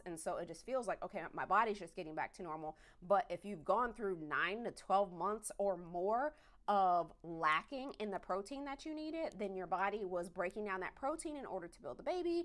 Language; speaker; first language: English; native; English